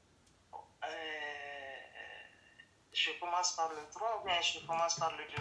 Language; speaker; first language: French; non-native, fluent; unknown